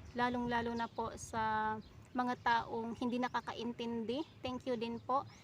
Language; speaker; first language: Filipino; non-native, local second language; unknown